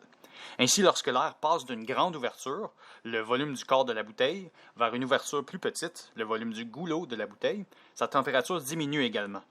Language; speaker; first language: French; native; French